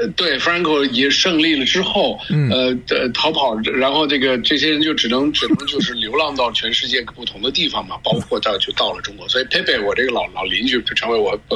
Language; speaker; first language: Chinese; early bilingual, other home language; English